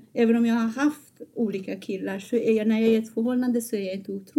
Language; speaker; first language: Swedish; non-native, fluent; Persian